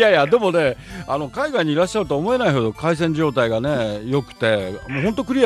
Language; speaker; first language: Japanese; native; Japanese